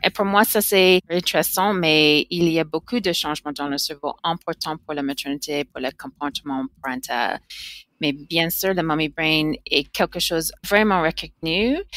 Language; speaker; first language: French; non-native, learner; English